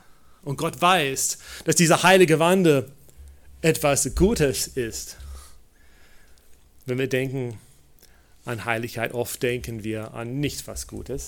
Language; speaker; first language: German; non-native, fluent; English